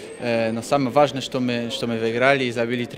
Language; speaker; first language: Russian; non-native, learner; Polish